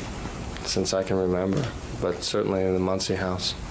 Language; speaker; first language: English; native; English